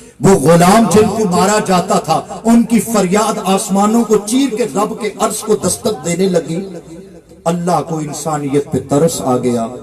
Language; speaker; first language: Urdu; non-native, local second language; Punjabi